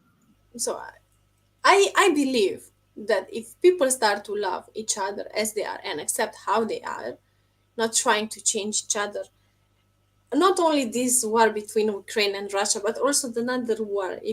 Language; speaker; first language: English; non-native, fluent; Romanian